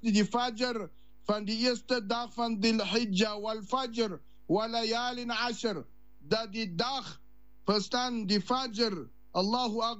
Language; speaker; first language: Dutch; non-native, learner; Afrikaans